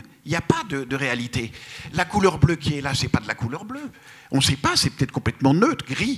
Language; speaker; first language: French; native; French